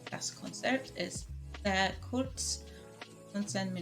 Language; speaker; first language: German; non-native, learner; English